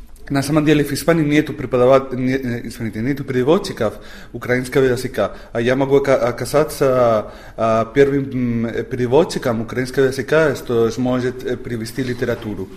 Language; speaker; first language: Russian; non-native, fluent; Spanish